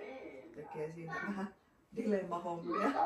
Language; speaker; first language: Finnish; native; Finnish